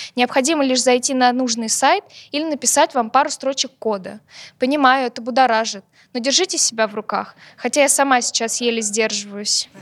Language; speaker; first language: Russian; native; Russian